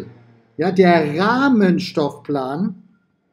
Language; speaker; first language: German; native; German